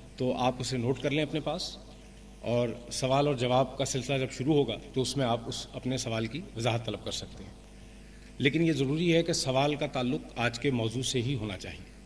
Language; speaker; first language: Urdu; native; Urdu